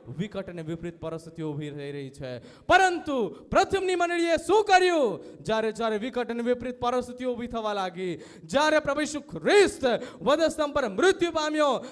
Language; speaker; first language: Gujarati; native; Gujarati